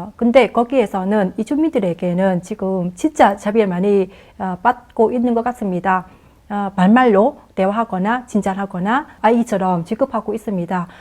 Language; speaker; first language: Korean; non-native, fluent; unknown